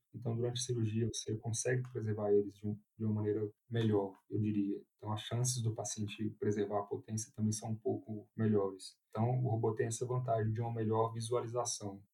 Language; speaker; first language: Portuguese; native; Portuguese